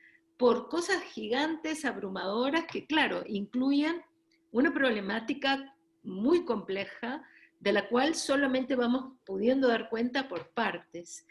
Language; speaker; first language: Spanish; native; Spanish